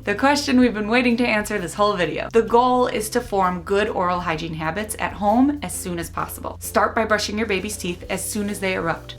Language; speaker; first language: English; native; English